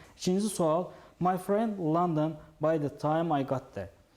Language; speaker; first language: English; non-native, fluent; Azerbaijani